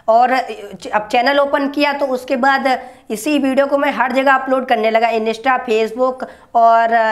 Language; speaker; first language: Hindi; native; Hindi